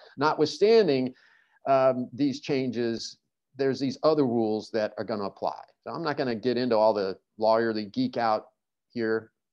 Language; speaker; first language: English; native; English